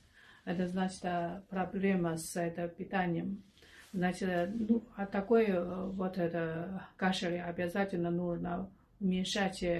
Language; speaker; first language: Russian; non-native, learner; Chinese